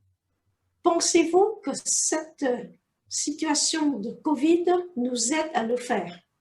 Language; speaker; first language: French; native; French